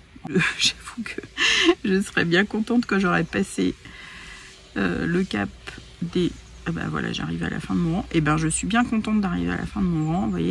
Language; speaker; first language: French; native; French